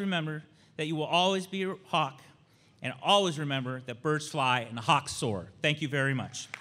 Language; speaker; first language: English; native; English